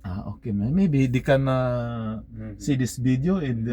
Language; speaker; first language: English; non-native, local second language; Filipino